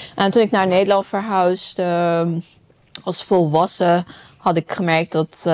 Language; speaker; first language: Dutch; non-native, fluent; Persian